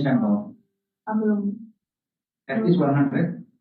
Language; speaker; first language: English; non-native, learner; Indonesian